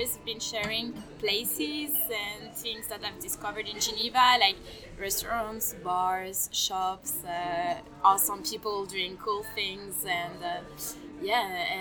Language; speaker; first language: English; non-native, fluent; French